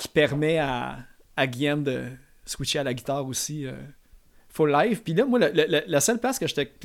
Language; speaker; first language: French; native; French